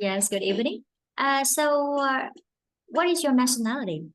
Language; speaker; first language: English; non-native, fluent; Vietnamese